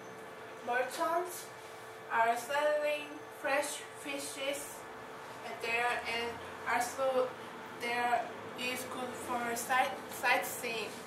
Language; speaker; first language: English; non-native, learner; Korean